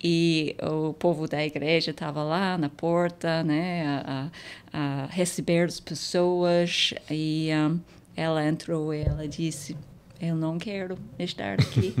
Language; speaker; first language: Portuguese; non-native, fluent; English